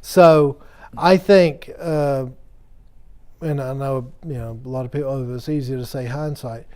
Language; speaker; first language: English; native; English